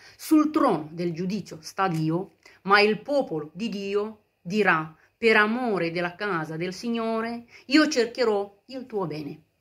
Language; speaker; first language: Italian; non-native, fluent; Romanian